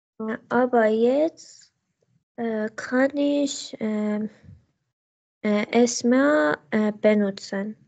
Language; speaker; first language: German; non-native, learner; Persian